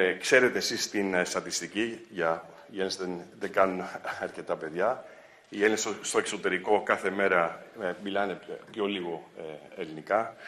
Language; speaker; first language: Greek; early bilingual, heritage; Greek